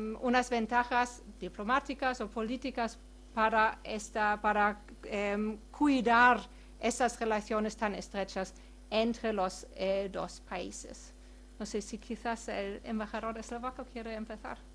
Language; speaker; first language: Spanish; non-native, fluent; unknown